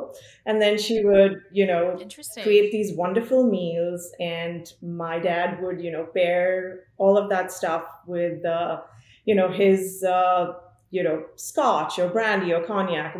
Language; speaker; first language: English; non-native, local second language; Punjabi